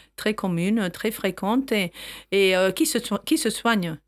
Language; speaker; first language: French; non-native, fluent; Spanish